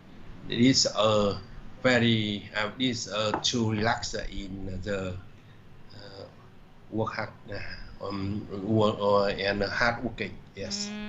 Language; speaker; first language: English; non-native, learner; Vietnamese